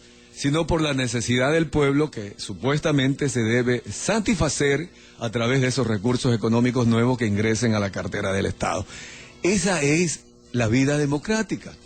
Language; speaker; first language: Spanish; native; Spanish